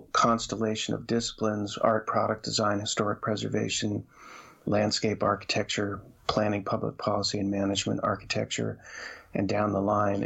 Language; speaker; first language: English; native; English